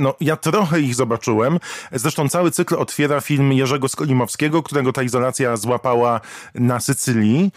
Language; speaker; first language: Polish; native; Polish